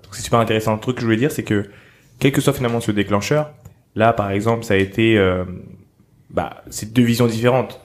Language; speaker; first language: French; native; French